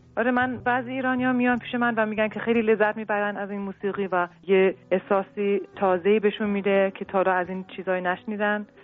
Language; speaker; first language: Persian; early bilingual, heritage; Persian